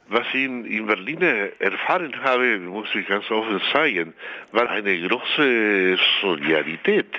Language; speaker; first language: German; non-native, fluent; Spanish